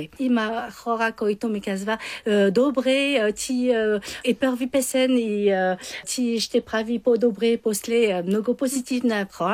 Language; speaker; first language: Bulgarian; non-native, learner; Chinese